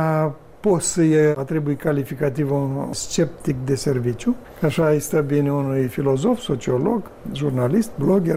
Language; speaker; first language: Romanian; native; Romanian